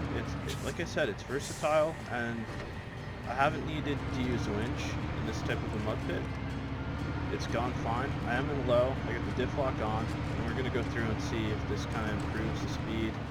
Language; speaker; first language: English; native; English